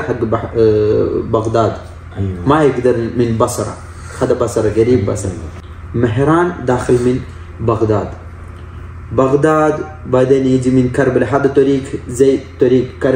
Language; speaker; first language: Arabic; non-native, learner; Malayalam